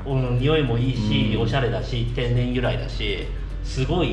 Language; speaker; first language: Japanese; native; Japanese